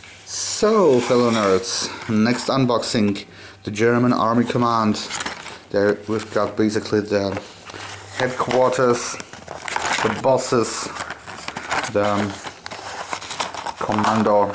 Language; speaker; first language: English; non-native, fluent; German